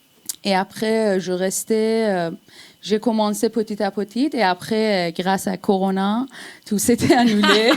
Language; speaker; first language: French; non-native, fluent; Persian